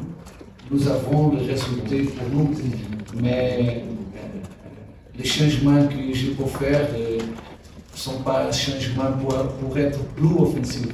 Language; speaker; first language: French; non-native, learner; Portuguese